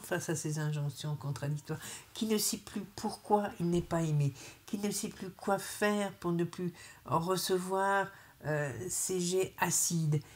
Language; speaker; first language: French; native; French